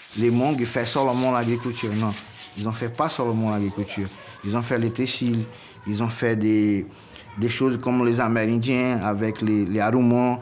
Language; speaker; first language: French; non-native, fluent; Portuguese